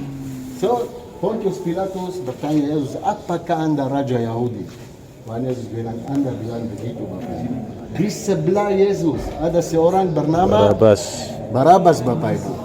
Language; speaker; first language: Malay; non-native, fluent; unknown